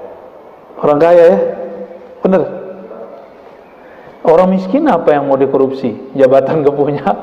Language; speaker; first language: Indonesian; native; Indonesian